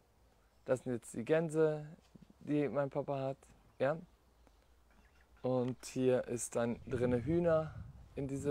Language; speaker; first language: German; non-native, fluent; Turkish